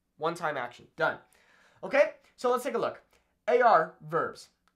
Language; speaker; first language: English; native; English